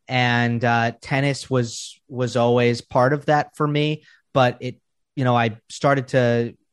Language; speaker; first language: English; native; English